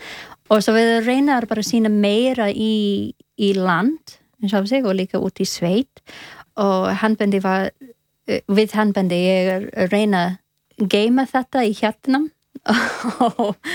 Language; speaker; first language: Icelandic; non-native, learner; English